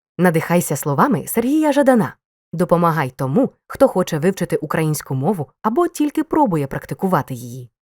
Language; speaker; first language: Ukrainian; native; Ukrainian